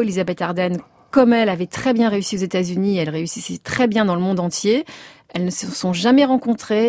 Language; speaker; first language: French; native; French